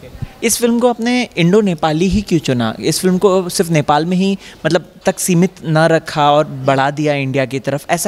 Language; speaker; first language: Hindi; native; Hindi